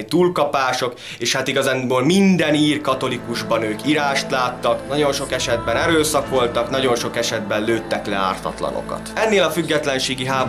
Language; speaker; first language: Hungarian; native; Hungarian